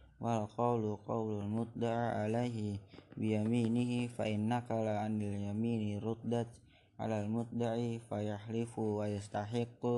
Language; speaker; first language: Arabic; non-native, learner; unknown